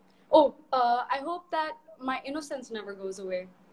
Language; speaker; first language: English; non-native, local second language; Hindi